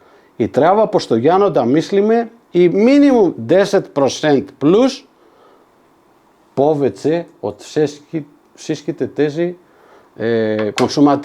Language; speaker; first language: Bulgarian; non-native, fluent; Macedonian